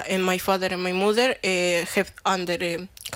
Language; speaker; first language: Dutch; non-native, learner; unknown